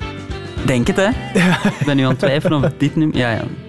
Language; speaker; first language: Dutch; native; Dutch